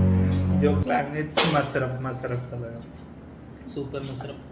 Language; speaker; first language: Filipino; non-native, learner; Punjabi